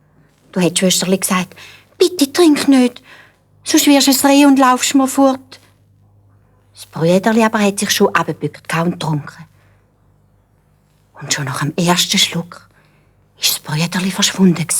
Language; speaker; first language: German; native; German